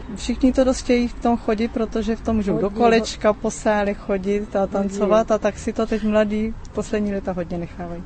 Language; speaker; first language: Czech; native; Czech